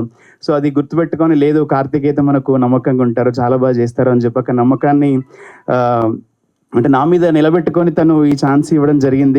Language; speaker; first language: Telugu; native; Telugu